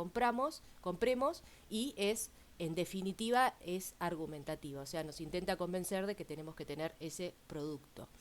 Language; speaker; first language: Spanish; native; Spanish